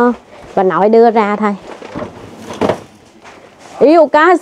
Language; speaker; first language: Vietnamese; native; Vietnamese